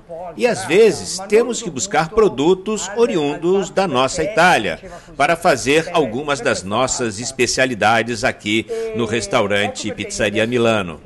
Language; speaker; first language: Portuguese; non-native, fluent; Italian